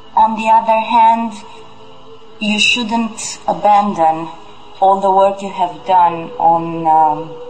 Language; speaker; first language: English; non-native, fluent; Romanian